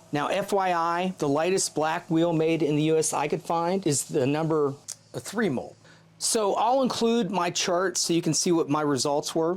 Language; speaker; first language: English; native; English